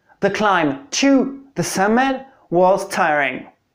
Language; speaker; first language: English; non-native, fluent; French